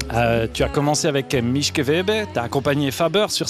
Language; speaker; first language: French; native; French